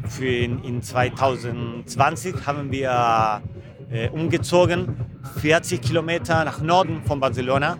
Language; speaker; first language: German; non-native, learner; Spanish